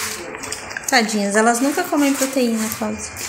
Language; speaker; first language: Portuguese; native; Portuguese